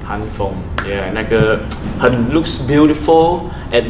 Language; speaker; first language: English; non-native, local second language; Chinese